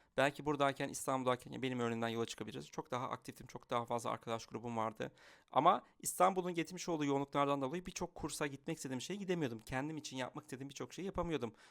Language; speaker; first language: Turkish; native; Turkish